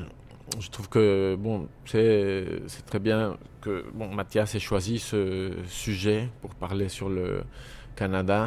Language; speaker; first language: French; non-native, fluent; Spanish